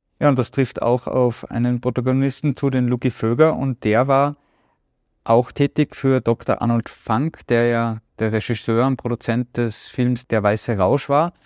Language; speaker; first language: German; native; German